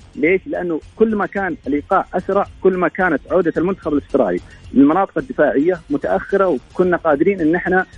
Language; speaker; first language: Arabic; native; Arabic